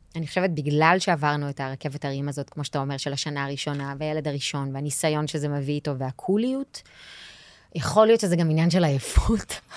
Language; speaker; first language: Hebrew; native; Hebrew